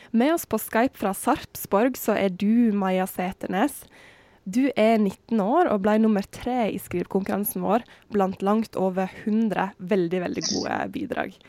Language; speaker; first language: Norwegian; native; Norwegian